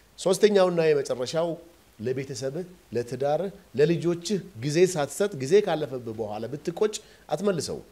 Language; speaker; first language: Amharic; non-native, local second language; Oromo